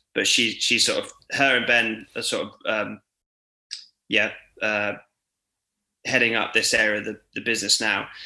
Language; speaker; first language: English; native; English